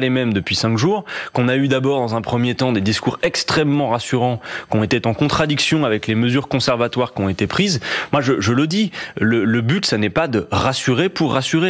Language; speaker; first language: French; native; French